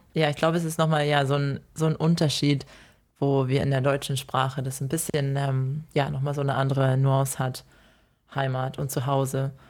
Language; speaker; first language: German; native; German